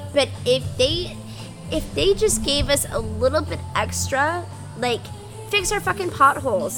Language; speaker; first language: English; native; English